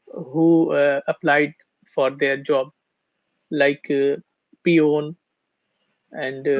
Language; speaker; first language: English; non-native, learner; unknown